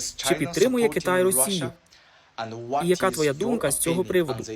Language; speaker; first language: Ukrainian; non-native, fluent; Chinese